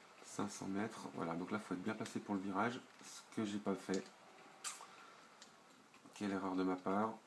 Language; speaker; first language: French; native; French